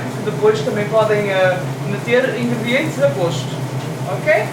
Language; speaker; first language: Portuguese; early bilingual, heritage; Portuguese